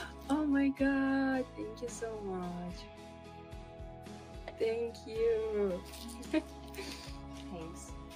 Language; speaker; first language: English; non-native, learner; Ukrainian